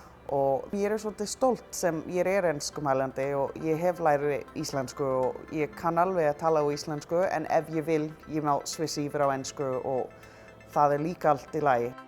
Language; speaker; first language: Icelandic; non-native, fluent; English